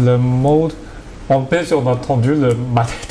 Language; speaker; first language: French; non-native, learner; Cantonese